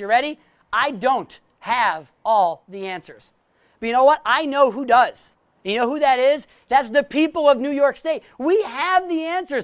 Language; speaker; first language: English; native; English